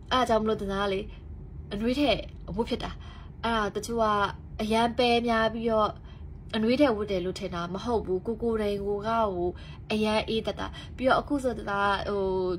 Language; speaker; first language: Burmese; native; Burmese